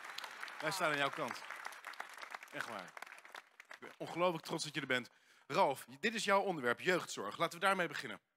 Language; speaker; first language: Dutch; native; Dutch